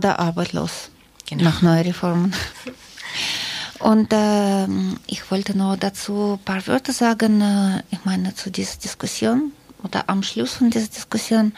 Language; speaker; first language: German; non-native, fluent; Russian